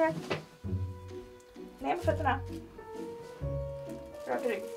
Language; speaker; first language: Swedish; native; Swedish